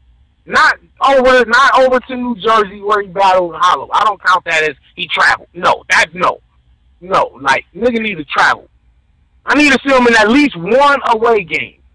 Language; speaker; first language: English; native; English